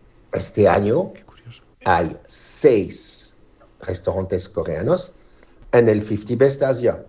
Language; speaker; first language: Spanish; non-native, fluent; French